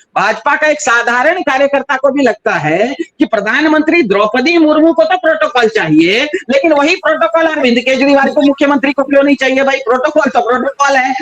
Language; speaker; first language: Hindi; non-native, local second language; Kannada